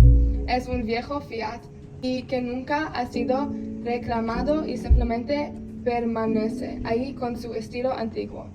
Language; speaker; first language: Spanish; non-native, learner; Thai